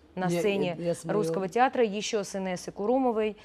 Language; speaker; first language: Russian; native; Russian